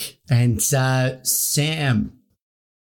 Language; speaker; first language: English; native; English